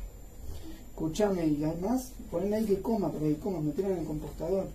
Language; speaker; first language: Spanish; native; Spanish